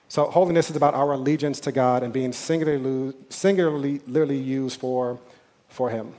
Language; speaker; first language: English; native; English